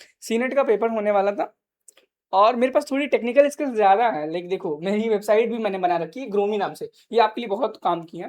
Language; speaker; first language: Hindi; native; Hindi